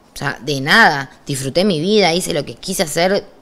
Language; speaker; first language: Spanish; native; Spanish